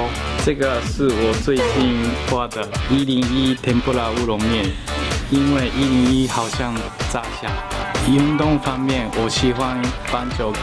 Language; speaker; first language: Chinese; non-native, learner; Japanese